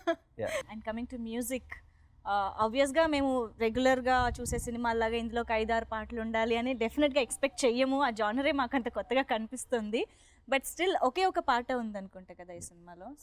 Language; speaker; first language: Telugu; native; Telugu